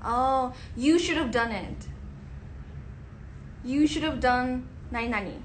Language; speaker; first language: English; early bilingual, other home language; Japanese